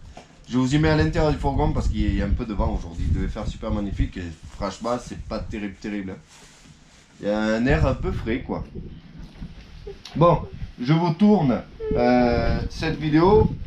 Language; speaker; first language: French; native; French